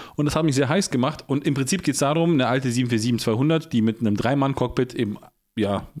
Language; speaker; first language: German; early bilingual, heritage; Polish